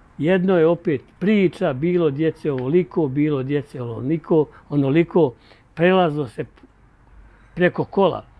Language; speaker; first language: Bosnian; native; Bosnian